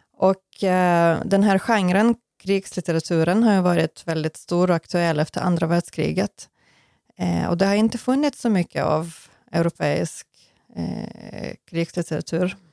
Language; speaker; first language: Swedish; non-native, fluent; Ukrainian